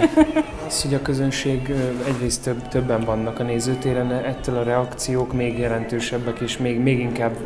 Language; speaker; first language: Hungarian; native; Hungarian